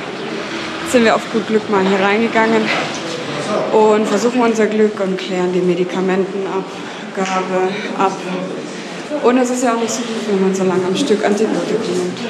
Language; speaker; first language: German; native; German